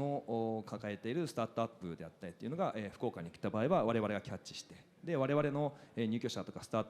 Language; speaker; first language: Japanese; native; Japanese